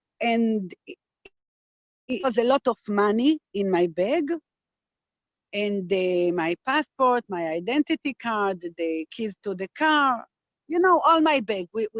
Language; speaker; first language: English; non-native, fluent; Hebrew